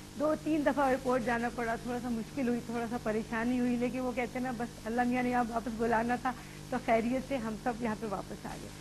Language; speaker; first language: Urdu; non-native, local second language; Pashto